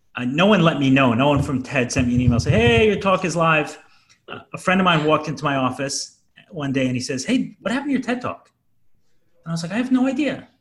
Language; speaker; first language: English; native; English